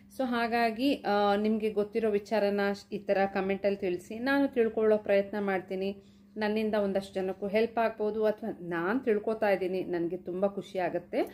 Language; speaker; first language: Kannada; non-native, local second language; Telugu